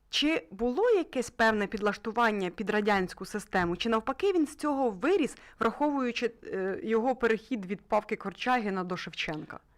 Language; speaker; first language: Ukrainian; native; Ukrainian